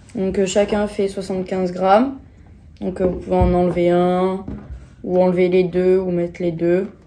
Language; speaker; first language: French; native; French